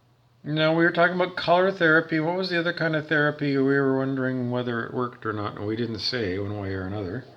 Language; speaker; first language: English; native; English